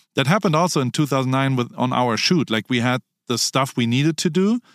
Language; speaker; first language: English; non-native, fluent; German